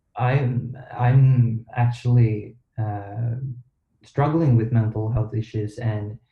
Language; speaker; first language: English; non-native, fluent; Swedish